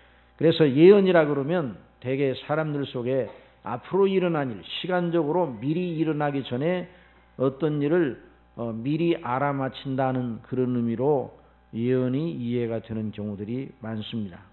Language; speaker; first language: Korean; native; Korean